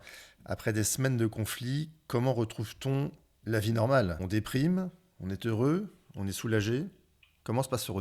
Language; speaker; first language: French; native; French